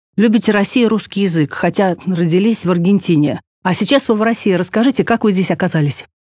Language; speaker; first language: Russian; native; Russian